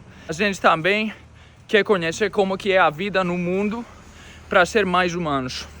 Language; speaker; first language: Portuguese; non-native, fluent; Greek